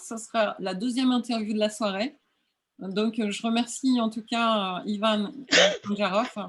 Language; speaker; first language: French; native; French